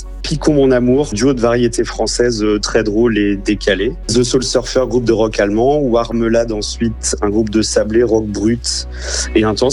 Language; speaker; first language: French; native; French